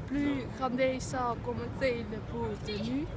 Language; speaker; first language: French; non-native, learner; Dutch